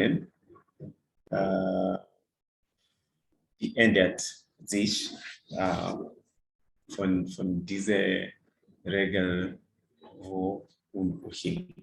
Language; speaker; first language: German; non-native, fluent; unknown